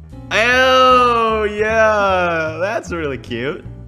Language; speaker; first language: English; non-native, fluent; Indonesian